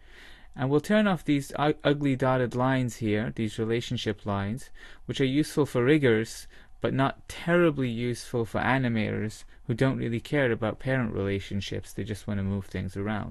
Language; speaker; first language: English; native; English